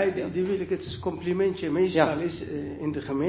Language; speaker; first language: Dutch; non-native, learner; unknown